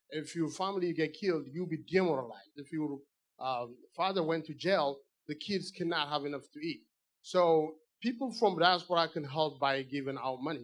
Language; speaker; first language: English; non-native, fluent; Amharic